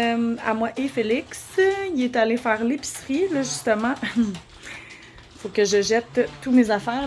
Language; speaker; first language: French; native; French